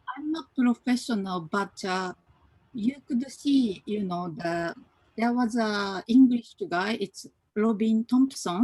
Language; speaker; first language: English; non-native, fluent; Japanese